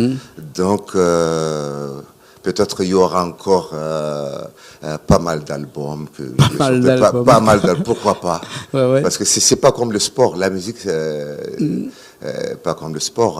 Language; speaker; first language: French; non-native, local second language; Malagasy